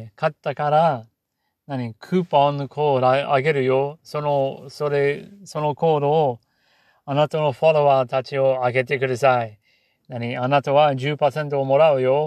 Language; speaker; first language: Japanese; non-native, learner; English